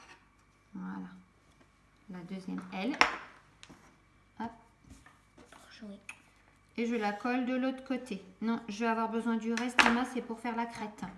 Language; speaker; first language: French; native; French